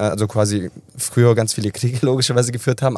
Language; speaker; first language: German; early bilingual, other home language; Italian